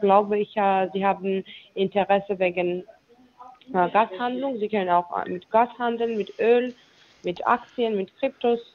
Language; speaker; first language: German; non-native, learner; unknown